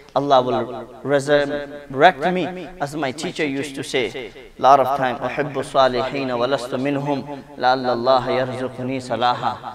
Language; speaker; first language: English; non-native, local second language; Urdu